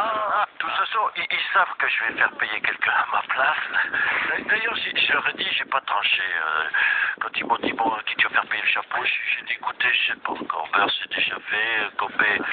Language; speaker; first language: French; native; French